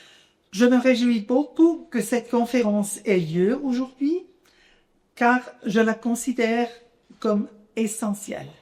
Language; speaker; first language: French; non-native, local second language; German